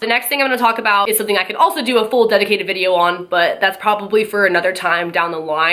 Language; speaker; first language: English; native; English